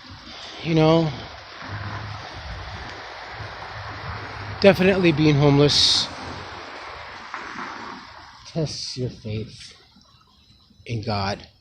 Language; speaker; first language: English; native; English